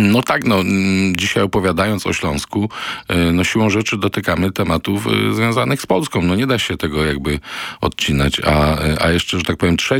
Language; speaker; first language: Polish; non-native, local second language; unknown